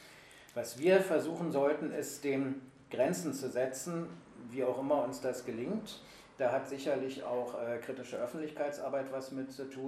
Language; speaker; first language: German; native; German